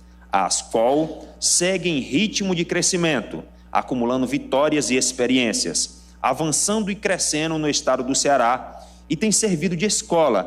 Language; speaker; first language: Portuguese; native; Portuguese